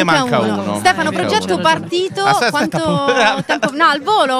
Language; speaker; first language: Italian; native; Italian